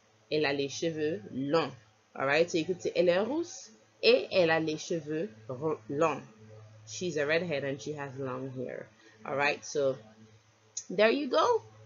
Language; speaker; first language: English; native; English